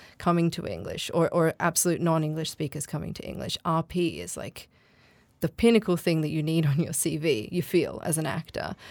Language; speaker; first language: English; native; English